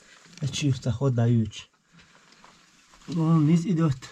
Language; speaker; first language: Russian; non-native, local second language; Chechen